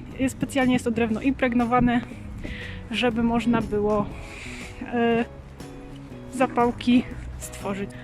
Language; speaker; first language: Polish; native; Polish